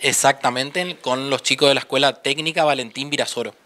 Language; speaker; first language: Spanish; native; Spanish